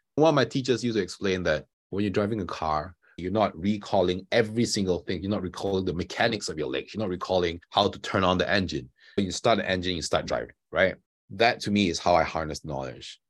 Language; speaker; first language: English; non-native, local second language; Chinese